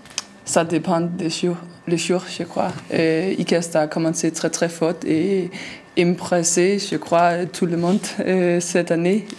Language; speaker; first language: French; non-native, learner; Danish